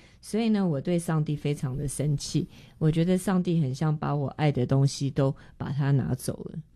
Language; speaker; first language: Chinese; non-native, fluent; Korean